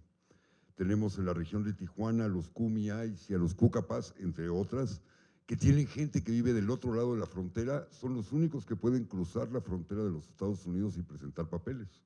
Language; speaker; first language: Spanish; native; Spanish